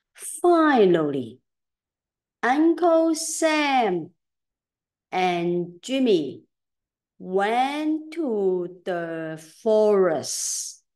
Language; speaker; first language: English; non-native, local second language; Cantonese